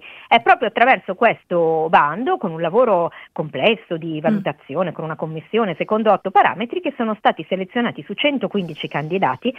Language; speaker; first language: Italian; native; Italian